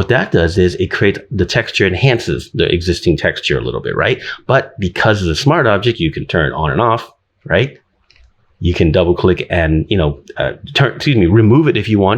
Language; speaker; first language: English; native; English